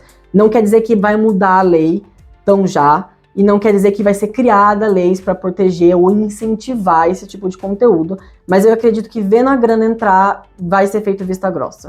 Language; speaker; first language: Portuguese; native; Portuguese